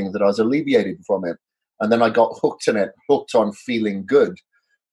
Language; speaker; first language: English; native; English